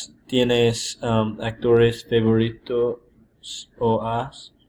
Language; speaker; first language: Spanish; non-native, learner; English